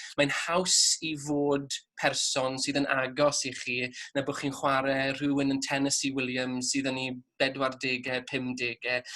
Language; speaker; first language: Welsh; native; Welsh